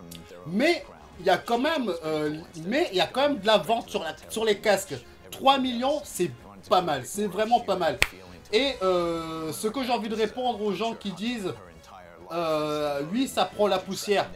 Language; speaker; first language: French; native; French